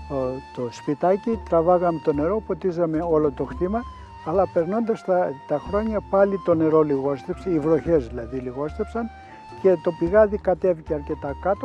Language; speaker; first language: Greek; native; Greek